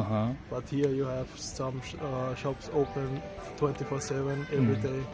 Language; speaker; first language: English; non-native, fluent; German